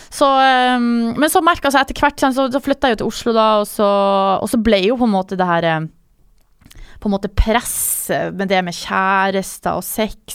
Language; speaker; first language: Norwegian; native; Norwegian